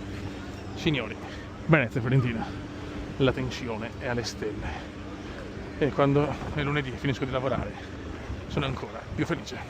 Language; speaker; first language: Italian; native; Italian